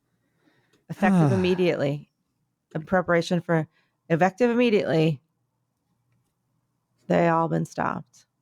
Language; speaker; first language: English; native; English